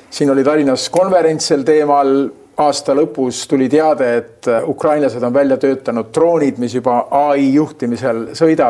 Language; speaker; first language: Estonian; native; Estonian